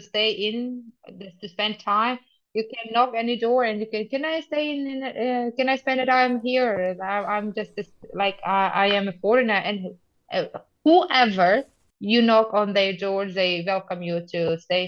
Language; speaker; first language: English; non-native, fluent; Tajik